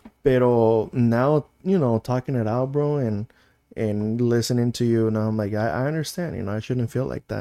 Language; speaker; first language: English; early bilingual, other home language; Spanish